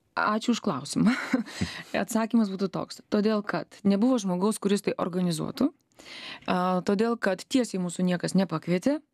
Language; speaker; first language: Lithuanian; native; Lithuanian